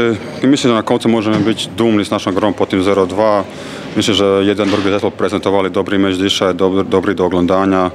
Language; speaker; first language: Polish; non-native, fluent; Croatian